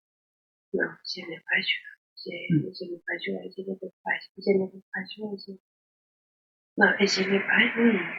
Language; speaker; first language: French; non-native, learner; Spanish